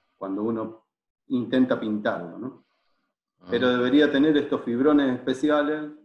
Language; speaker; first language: Spanish; native; Spanish